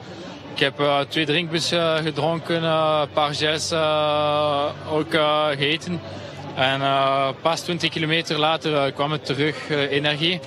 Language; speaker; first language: Dutch; non-native, local second language; French